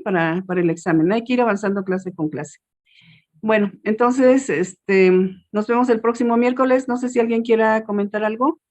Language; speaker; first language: Spanish; native; Spanish